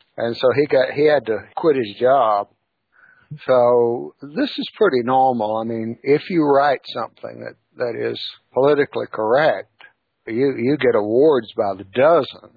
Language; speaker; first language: English; native; English